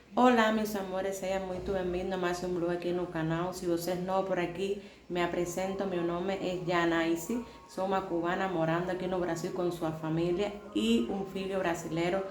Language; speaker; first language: Portuguese; non-native, fluent; Spanish